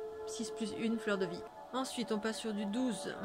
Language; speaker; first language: French; native; French